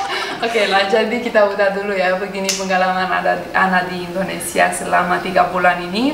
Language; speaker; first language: Indonesian; non-native, learner; Russian